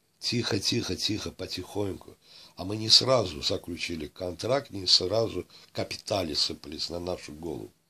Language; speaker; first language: Russian; non-native, local second language; Azerbaijani